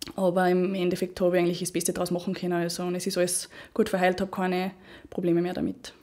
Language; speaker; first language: German; native; German